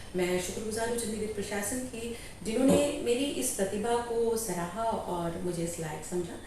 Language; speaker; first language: Hindi; native; Hindi